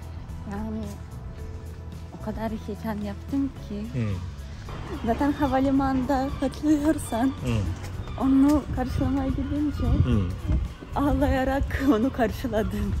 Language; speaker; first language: Turkish; non-native, learner; Russian